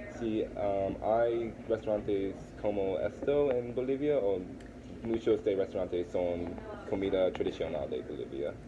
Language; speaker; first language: Spanish; non-native, learner; English